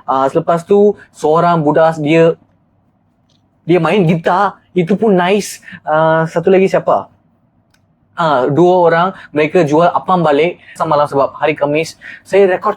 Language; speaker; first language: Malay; non-native, local second language; Tamil